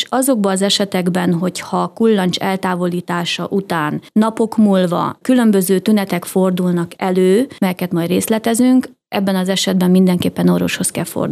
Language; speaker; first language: Hungarian; native; Hungarian